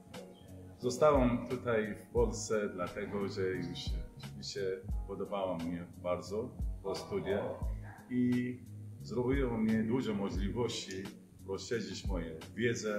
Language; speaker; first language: Polish; non-native, fluent; Arabic